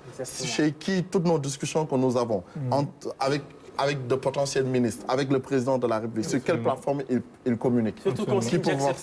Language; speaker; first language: French; non-native, local second language; Wolof